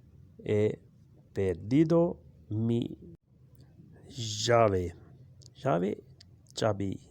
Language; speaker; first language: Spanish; non-native, learner; Urdu